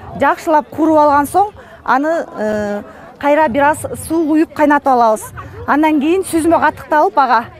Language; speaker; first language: Kyrgyz; native; Kyrgyz